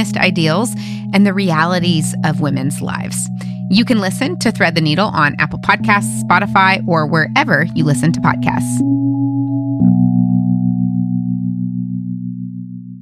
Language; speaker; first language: English; native; English